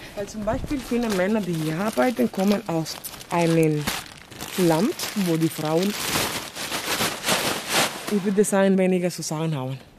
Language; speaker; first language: German; non-native, fluent; Spanish